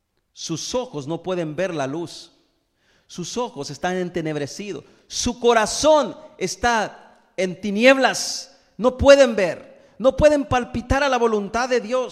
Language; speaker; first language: Spanish; native; Spanish